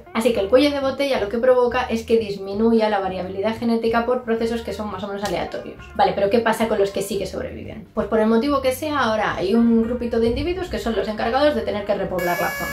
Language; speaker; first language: Spanish; native; Spanish